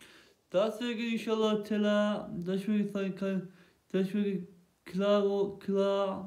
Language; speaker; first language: German; non-native, local second language; Turkish